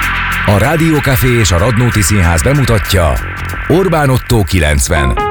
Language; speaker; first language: Hungarian; native; Hungarian